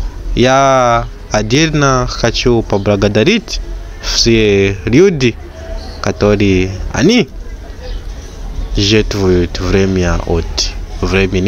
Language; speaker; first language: Russian; non-native, learner; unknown